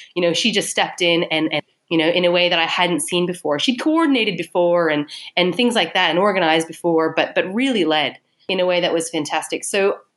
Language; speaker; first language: English; native; English